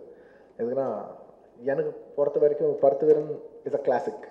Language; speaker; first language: Tamil; non-native, local second language; Telugu